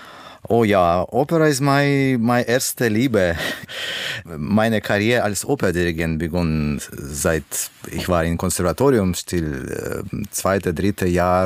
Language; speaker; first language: German; non-native, learner; Russian